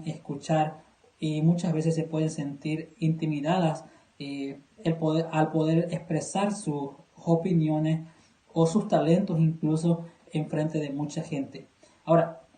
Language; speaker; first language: Spanish; native; Spanish